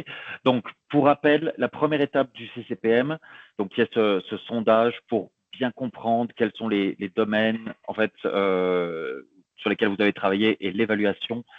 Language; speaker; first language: French; native; French